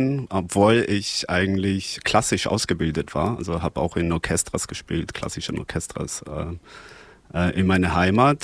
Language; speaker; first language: German; non-native, fluent; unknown